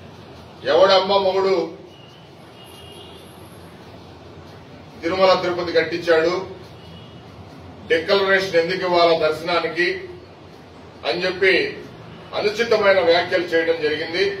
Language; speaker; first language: Telugu; native; Telugu